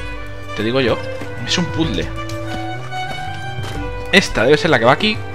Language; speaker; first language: Spanish; native; Spanish